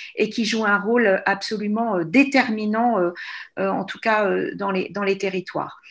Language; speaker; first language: French; native; French